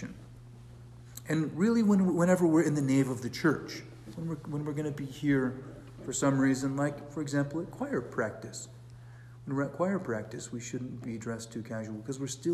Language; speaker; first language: English; native; English